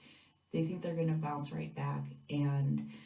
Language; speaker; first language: English; native; English